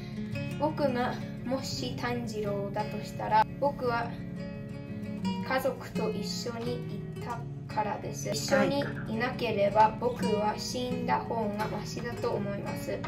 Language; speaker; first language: Japanese; early bilingual, heritage; Japanese